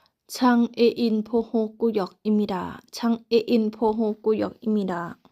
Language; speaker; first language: Korean; non-native, learner; Thai